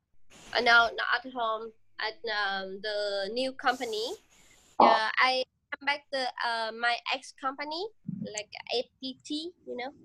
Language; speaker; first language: English; non-native, learner; Vietnamese